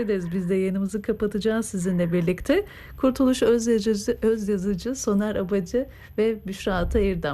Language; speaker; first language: Turkish; native; Turkish